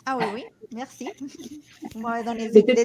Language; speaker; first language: French; non-native, fluent; Spanish